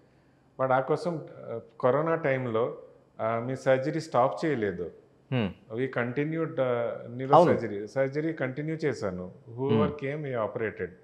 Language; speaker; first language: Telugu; non-native, learner; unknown